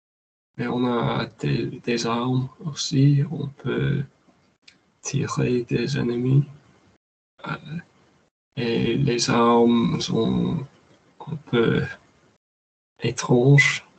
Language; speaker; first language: French; non-native, learner; English